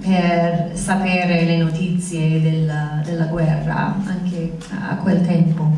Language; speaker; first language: Italian; non-native, fluent; English